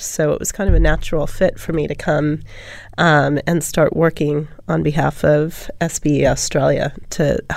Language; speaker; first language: English; native; English